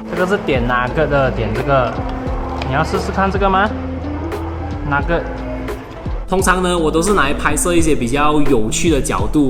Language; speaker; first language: Chinese; native; Chinese